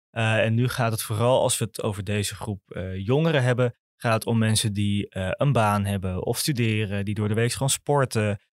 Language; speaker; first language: Dutch; native; Dutch